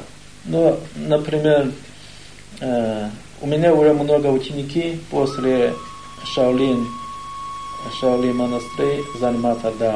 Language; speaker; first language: Russian; non-native, learner; Chinese